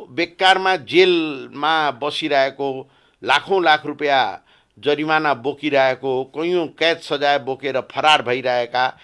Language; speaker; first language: Nepali; non-native, local second language; Bhojpuri